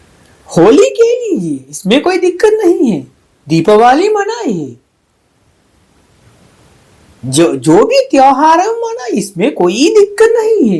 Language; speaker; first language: Hindi; non-native, fluent; Sinhala